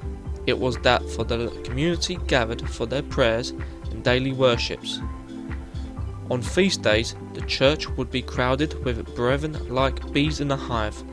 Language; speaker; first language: English; non-native, fluent; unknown